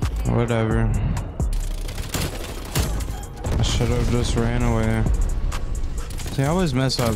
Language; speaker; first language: English; native; English